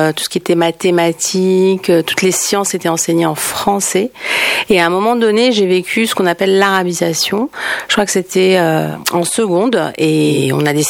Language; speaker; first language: French; native; French